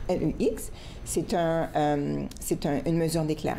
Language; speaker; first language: French; native; French